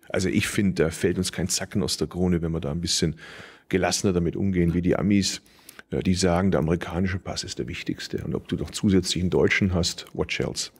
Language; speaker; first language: German; early bilingual, other home language; Turkish